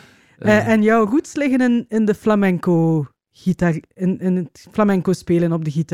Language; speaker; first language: Dutch; native; Dutch